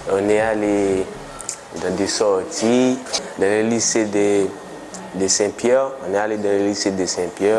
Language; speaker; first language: French; early bilingual, other home language; Haitian Creole